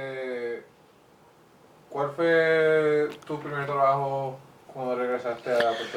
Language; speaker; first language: Spanish; early bilingual, heritage; English